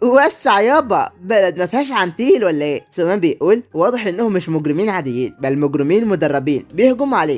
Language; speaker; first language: Arabic; native; Arabic